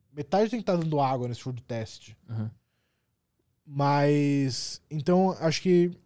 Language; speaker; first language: Portuguese; native; Portuguese